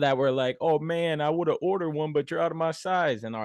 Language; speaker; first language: English; native; English